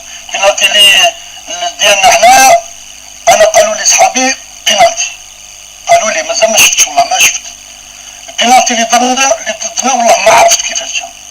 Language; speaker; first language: Arabic; native; Arabic